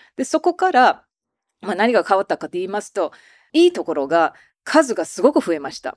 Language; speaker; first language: Japanese; non-native, fluent; English